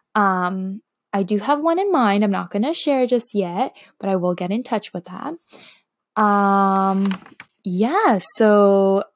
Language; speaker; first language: English; non-native, fluent; Slovak